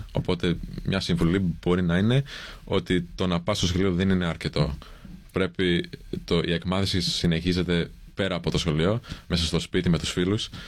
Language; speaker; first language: Greek; early bilingual, heritage; English